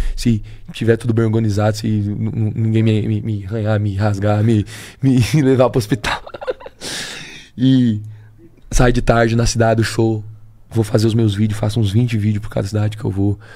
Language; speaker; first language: Portuguese; native; Portuguese